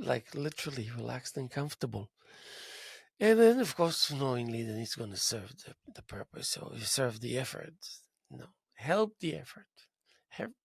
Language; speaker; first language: English; non-native, fluent; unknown